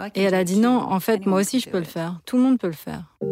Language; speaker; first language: French; early bilingual, other home language; Arabic